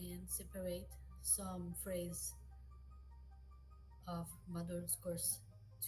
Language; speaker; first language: English; non-native, learner; Portuguese